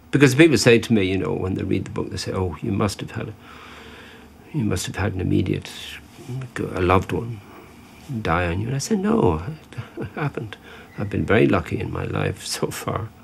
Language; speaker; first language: English; native; English